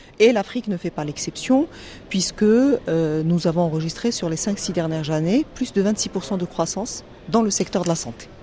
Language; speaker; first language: French; non-native, local second language; Arabic